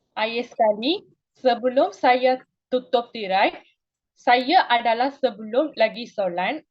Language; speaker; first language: Malay; non-native, local second language; Tamil